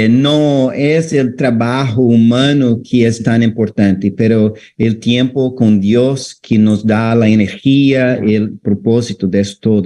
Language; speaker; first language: Portuguese; non-native, fluent; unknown